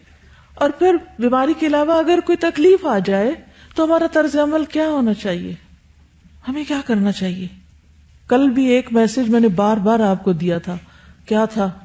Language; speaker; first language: Urdu; native; Urdu